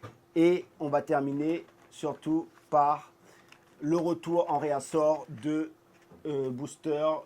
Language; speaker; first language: French; native; French